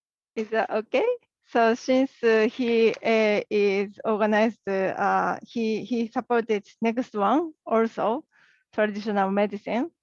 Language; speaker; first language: English; non-native, learner; Japanese